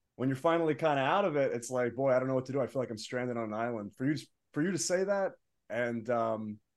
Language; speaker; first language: English; early bilingual, other home language; Arabic